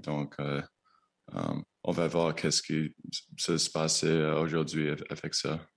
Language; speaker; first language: French; non-native, learner; English